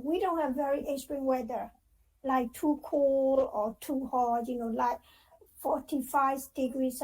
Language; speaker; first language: English; non-native, fluent; Burmese